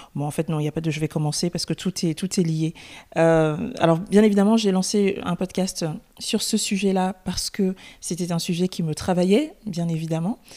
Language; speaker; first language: French; native; French